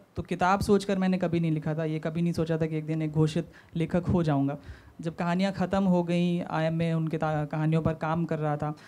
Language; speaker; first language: Hindi; native; Hindi